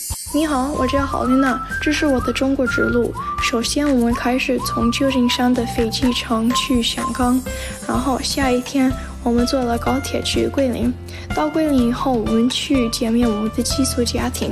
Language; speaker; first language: Chinese; non-native, learner; English